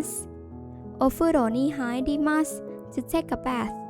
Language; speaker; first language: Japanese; non-native, fluent; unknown